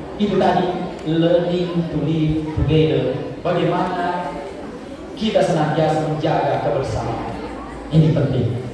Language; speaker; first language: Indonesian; non-native, local second language; Buginese